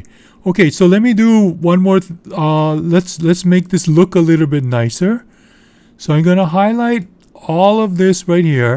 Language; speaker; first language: English; native; English